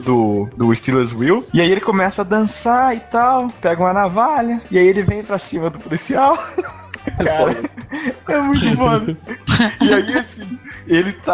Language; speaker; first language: Portuguese; native; Portuguese